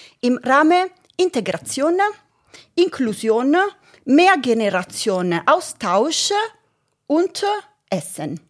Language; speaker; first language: German; non-native, fluent; Italian